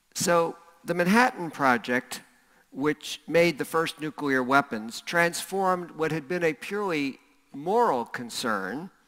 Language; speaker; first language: English; native; English